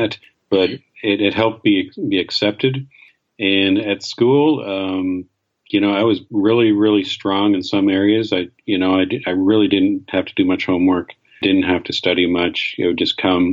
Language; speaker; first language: English; native; English